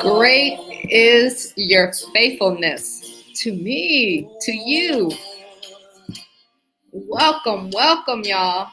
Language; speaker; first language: English; native; English